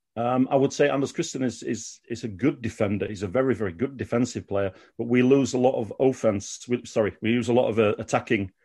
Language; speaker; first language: English; native; English